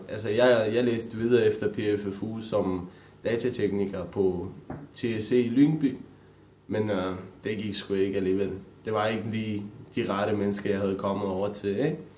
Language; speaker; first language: Danish; early bilingual, other home language; Romanian